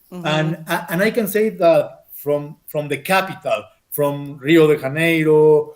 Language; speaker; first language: English; non-native, fluent; Spanish